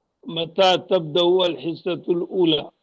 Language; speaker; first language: Arabic; non-native, fluent; Urdu